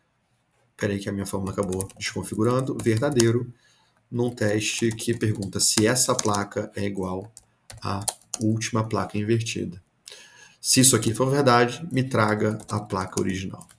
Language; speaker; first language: Portuguese; native; Portuguese